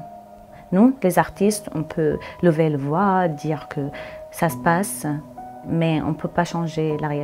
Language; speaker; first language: French; non-native, fluent; Arabic